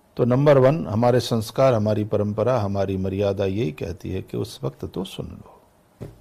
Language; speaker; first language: Hindi; non-native, local second language; Gujarati